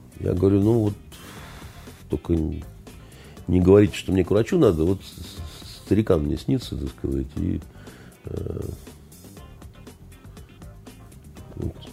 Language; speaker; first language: Russian; native; Russian